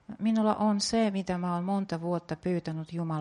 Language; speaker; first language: Finnish; non-native, fluent; Russian